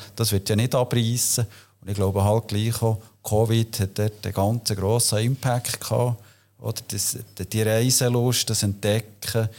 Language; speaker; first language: German; native; German